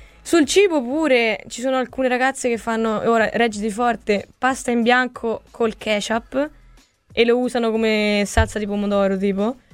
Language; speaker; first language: Italian; native; Italian